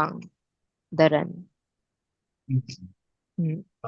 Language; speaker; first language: Chinese; non-native, fluent; Hindi